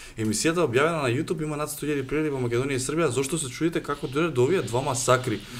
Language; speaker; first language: Macedonian; native; Macedonian